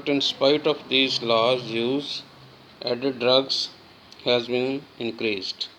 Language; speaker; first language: English; non-native, local second language; Punjabi